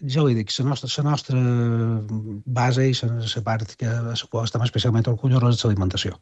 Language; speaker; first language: Catalan; native; Catalan